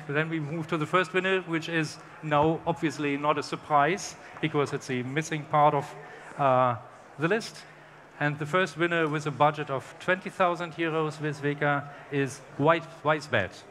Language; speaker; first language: English; non-native, fluent; German